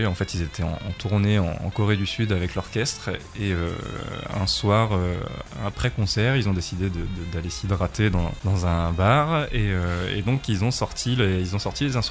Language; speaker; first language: French; native; French